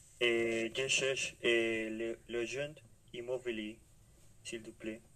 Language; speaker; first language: French; non-native, learner; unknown